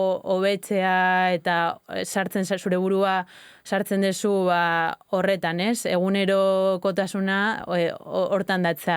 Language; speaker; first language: Basque; native; Basque